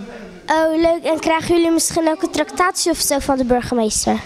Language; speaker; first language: Dutch; native; Dutch